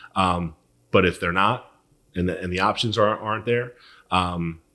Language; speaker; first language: English; native; English